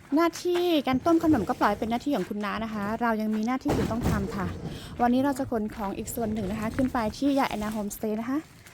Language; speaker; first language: Thai; non-native, local second language; S'gaw Karen